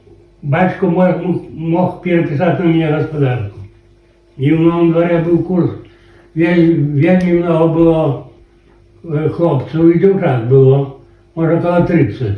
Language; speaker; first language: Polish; non-native, local second language; Belarusian